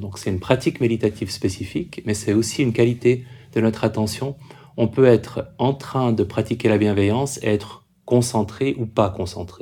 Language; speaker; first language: French; native; French